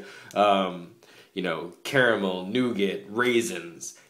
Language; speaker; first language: English; native; English